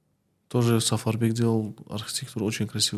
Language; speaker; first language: Russian; non-native, local second language; Tajik